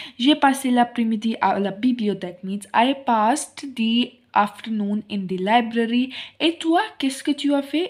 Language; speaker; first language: French; non-native, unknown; Hindi